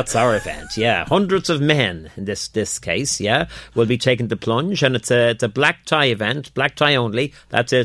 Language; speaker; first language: English; native; English